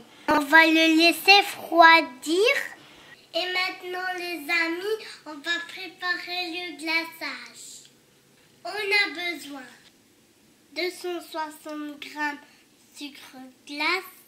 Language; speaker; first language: French; non-native, fluent; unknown